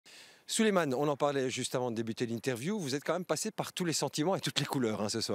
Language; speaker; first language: French; native; French